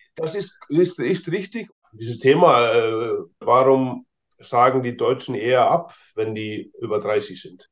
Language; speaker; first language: German; non-native, fluent; Icelandic